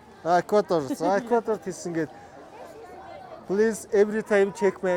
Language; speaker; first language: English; non-native, learner; Mongolian